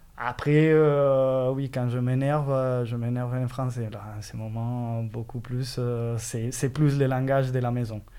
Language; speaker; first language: French; non-native, fluent; Spanish